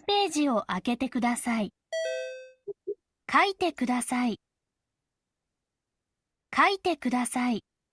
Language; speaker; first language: Japanese; non-native, learner; Filipino